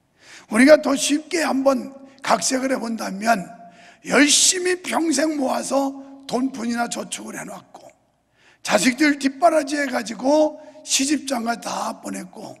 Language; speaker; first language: Korean; native; Korean